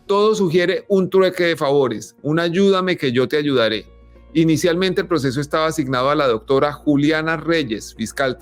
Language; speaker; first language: Spanish; native; Spanish